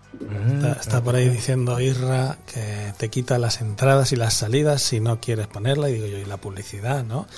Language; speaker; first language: Spanish; native; Spanish